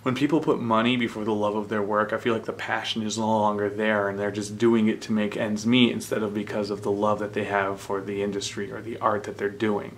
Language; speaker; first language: English; native; English